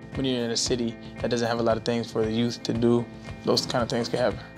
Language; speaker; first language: English; native; English